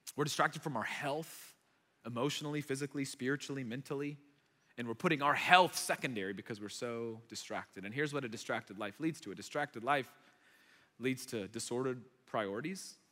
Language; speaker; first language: English; early bilingual, other home language; Arabic